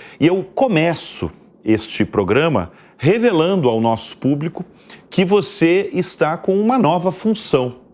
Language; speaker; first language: Portuguese; native; Portuguese